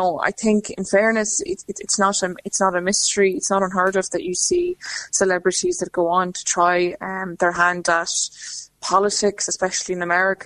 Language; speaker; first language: English; non-native, fluent; Lithuanian